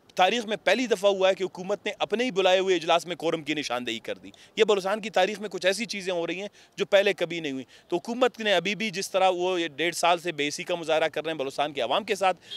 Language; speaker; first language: Urdu; non-native, local second language; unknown